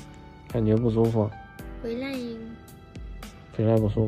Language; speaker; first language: Chinese; native; Chinese